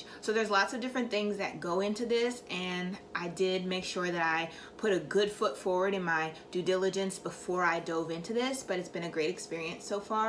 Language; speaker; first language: English; native; English